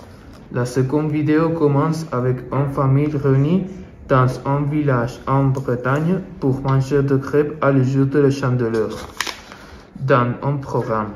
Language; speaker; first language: French; non-native, learner; Spanish